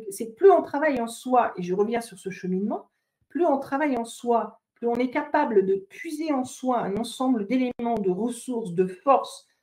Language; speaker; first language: French; native; French